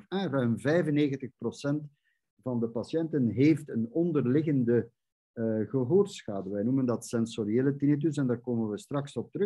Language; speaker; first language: Dutch; native; Dutch